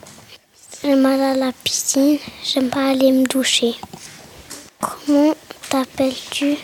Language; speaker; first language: French; non-native, learner; Bosnian